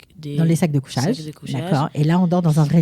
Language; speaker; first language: French; native; French